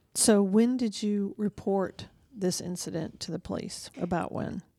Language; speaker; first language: English; native; English